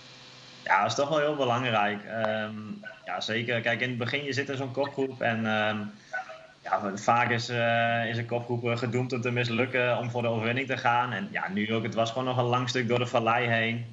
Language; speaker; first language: Dutch; native; Dutch